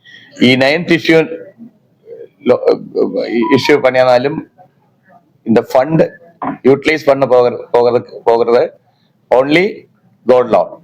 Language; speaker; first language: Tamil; non-native, local second language; Malayalam